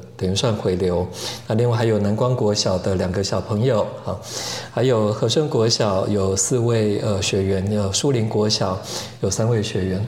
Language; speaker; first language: Chinese; native; Chinese